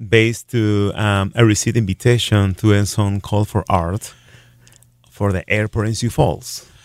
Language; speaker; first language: English; non-native, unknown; Spanish